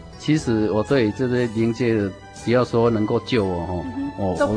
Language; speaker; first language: Chinese; native; Chinese